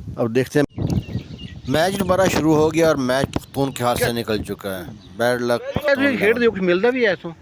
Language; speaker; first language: Urdu; non-native, local second language; Punjabi